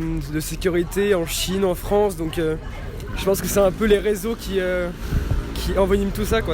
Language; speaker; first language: French; native; French